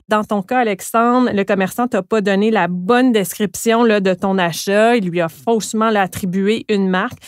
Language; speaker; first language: French; native; French